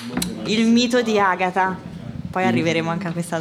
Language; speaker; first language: Italian; native; Italian